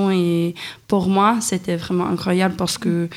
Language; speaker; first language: French; non-native, fluent; Swedish